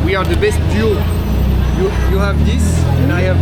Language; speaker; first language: English; non-native, learner; French